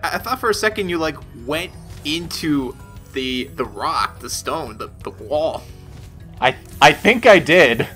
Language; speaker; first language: English; native; English